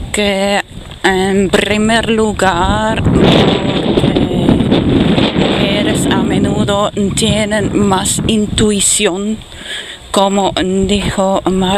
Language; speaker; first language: Spanish; non-native, fluent; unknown